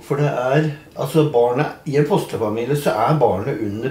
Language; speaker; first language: Norwegian; native; Norwegian